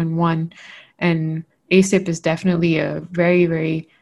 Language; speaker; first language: English; non-native, local second language; Malay